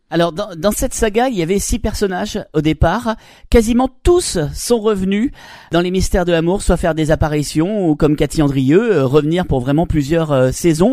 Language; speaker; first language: French; native; French